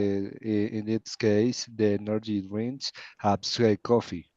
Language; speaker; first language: English; non-native, learner; Spanish